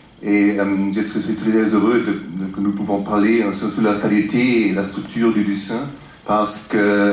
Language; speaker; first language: French; non-native, fluent; German